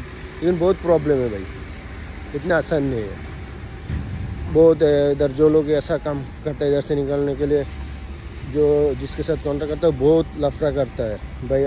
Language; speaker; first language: Hindi; non-native, learner; Bangla